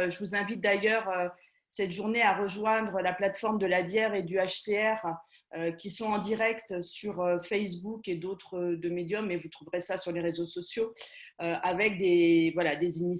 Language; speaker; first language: French; native; French